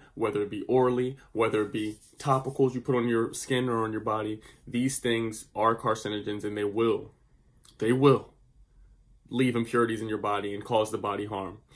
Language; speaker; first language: English; native; English